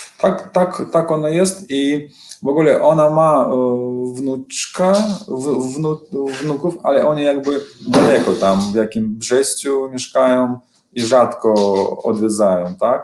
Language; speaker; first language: Polish; non-native, learner; Belarusian